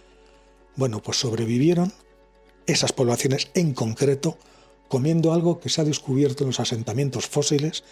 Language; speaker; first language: Spanish; native; Spanish